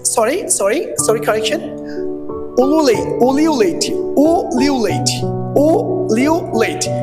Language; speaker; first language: English; non-native, local second language; Bangla